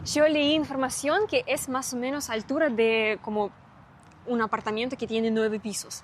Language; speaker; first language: Spanish; non-native, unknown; Russian